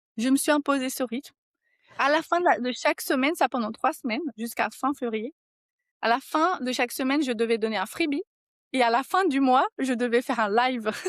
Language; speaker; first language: French; non-native, fluent; Portuguese